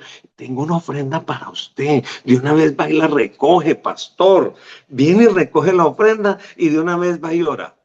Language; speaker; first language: Spanish; native; Spanish